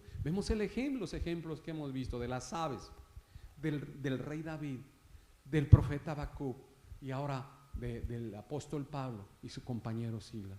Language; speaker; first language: Spanish; native; Spanish